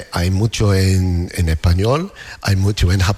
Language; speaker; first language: Spanish; non-native, learner; English